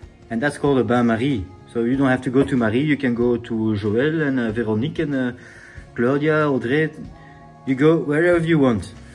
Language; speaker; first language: English; non-native, fluent; French